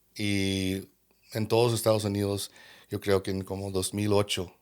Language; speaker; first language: Spanish; early bilingual, other home language; English